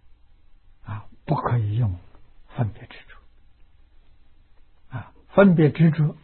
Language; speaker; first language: Chinese; native; Chinese